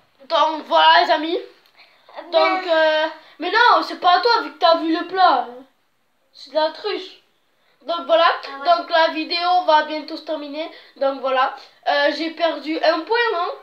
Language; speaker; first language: French; native; French